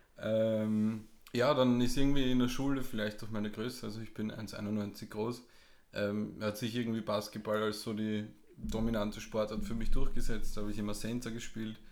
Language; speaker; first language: German; native; German